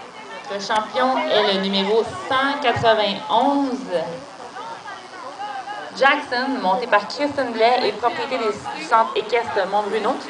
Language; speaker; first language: French; native; French